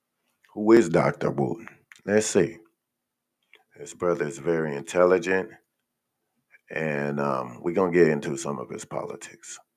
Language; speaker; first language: English; native; English